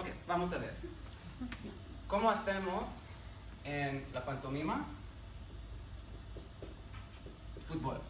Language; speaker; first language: Spanish; non-native, learner; Hebrew